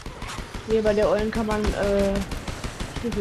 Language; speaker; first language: German; native; German